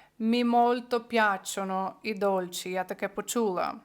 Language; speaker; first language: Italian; non-native, fluent; Ukrainian